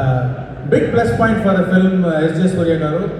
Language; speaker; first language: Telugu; non-native, local second language; Tamil